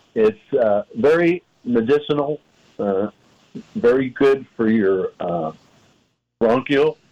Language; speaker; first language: English; native; English